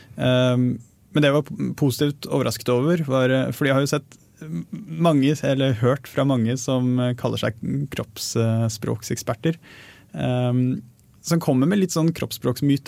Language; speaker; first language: Norwegian; native; Norwegian